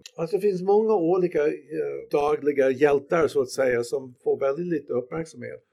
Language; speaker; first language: Swedish; non-native, fluent; English